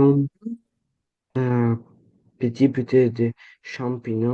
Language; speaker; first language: French; non-native, learner; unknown